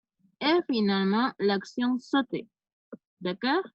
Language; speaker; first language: French; non-native, fluent; Spanish